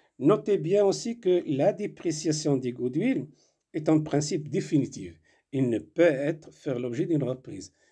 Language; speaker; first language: French; non-native, local second language; Arabic